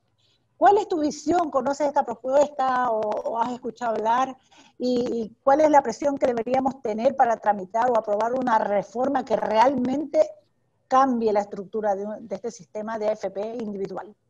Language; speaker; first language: Spanish; native; Spanish